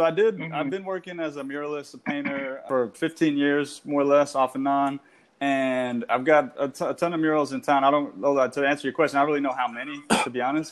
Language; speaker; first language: English; native; English